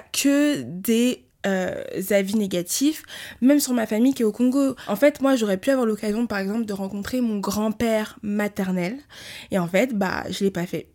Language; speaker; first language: French; early bilingual, other home language; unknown